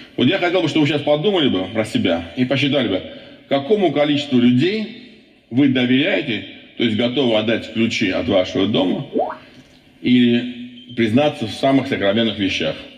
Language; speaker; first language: Russian; non-native, local second language; Armenian